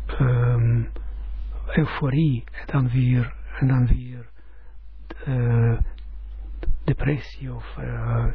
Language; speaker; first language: Dutch; non-native, fluent; Russian